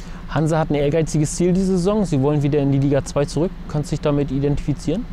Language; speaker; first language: German; native; German